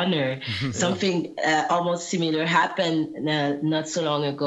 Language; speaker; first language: English; non-native, fluent; Guadeloupean Creole French